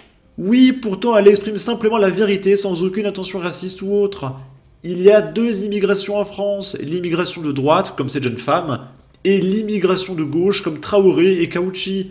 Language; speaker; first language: French; native; French